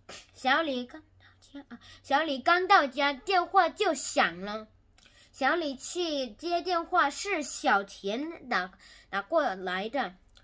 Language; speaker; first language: Chinese; non-native, learner; Korean